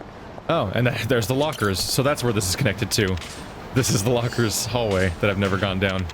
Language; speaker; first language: English; native; English